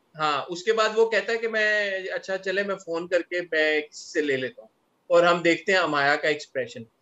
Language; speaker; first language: Urdu; non-native, local second language; Punjabi